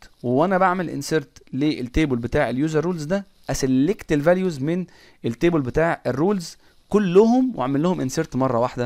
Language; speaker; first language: Arabic; native; Arabic